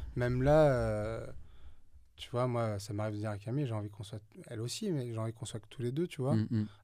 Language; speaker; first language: French; native; French